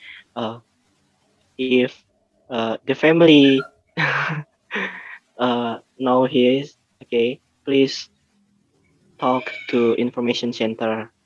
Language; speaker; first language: English; non-native, learner; Indonesian